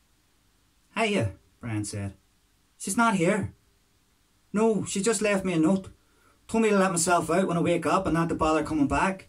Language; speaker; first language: English; native; English